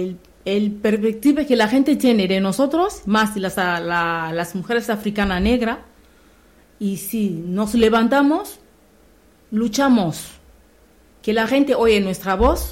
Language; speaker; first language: Spanish; non-native, learner; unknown